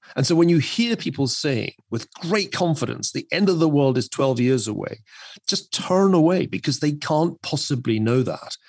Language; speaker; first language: English; native; English